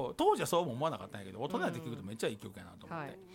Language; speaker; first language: Japanese; native; Japanese